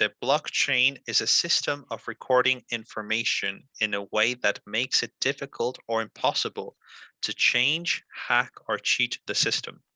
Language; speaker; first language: English; non-native, fluent; Spanish